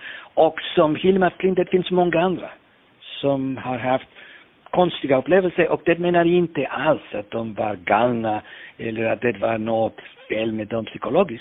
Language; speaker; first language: Swedish; non-native, fluent; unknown